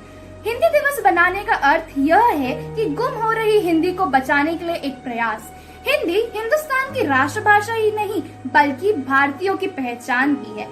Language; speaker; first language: Hindi; native; Hindi